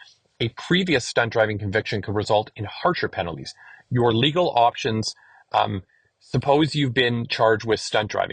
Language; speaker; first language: English; native; English